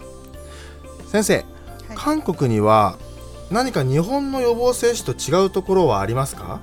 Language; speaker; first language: Japanese; native; Japanese